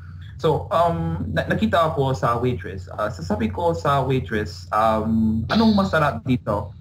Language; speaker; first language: Filipino; non-native, learner; English